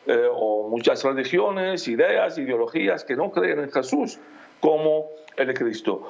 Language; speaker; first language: Spanish; non-native, fluent; Aramaic